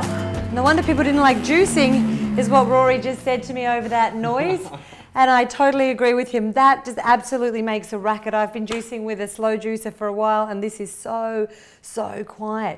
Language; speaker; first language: English; native; English